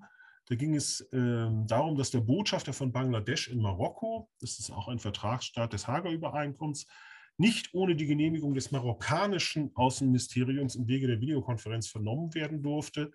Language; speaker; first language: German; native; German